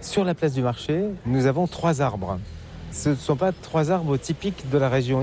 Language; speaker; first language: French; native; French